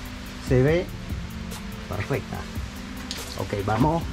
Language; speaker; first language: Spanish; non-native, learner; Khmer